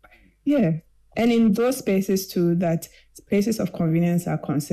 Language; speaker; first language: English; non-native, local second language; Akan